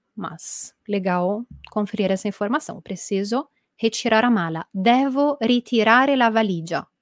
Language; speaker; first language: Portuguese; non-native, fluent; Italian